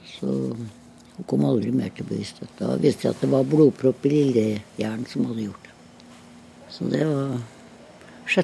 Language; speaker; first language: Norwegian; native; Norwegian